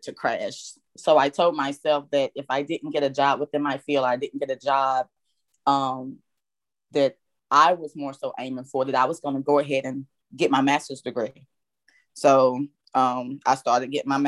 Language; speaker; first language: English; native; English